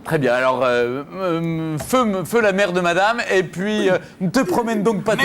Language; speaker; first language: French; native; French